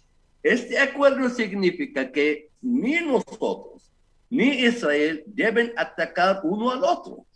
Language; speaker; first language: Spanish; non-native, fluent; Arabic